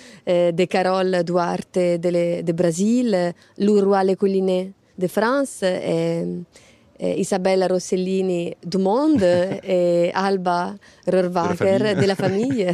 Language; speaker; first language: French; non-native, fluent; Italian